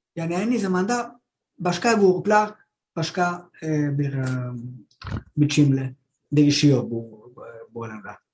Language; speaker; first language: Turkish; non-native, fluent; Greek